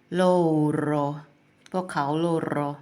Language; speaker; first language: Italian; non-native, learner; Thai